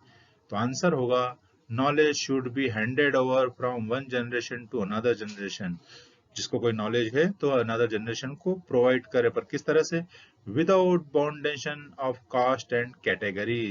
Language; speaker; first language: Hindi; native; Hindi